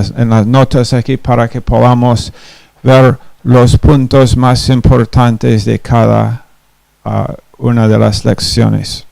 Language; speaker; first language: Spanish; non-native, fluent; English